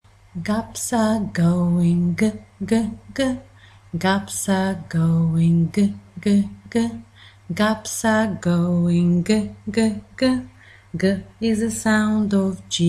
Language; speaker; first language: English; native; English